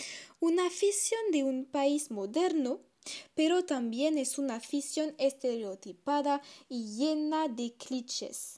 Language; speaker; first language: Spanish; non-native, learner; French